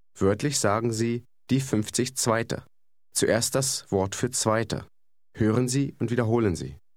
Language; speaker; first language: German; native; German